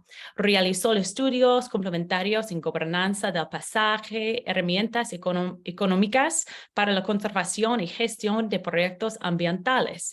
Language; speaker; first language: Spanish; non-native, learner; English